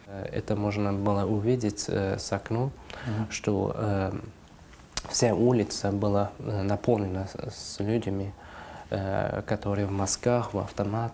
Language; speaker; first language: Russian; non-native, local second language; Uzbek